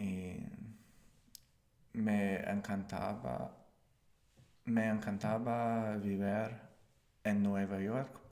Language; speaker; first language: Spanish; non-native, learner; English